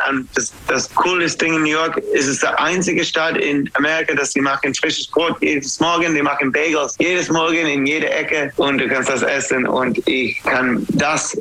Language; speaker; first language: German; non-native, learner; English